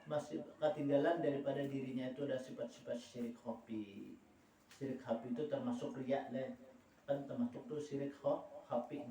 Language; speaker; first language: Indonesian; non-native, local second language; Banjar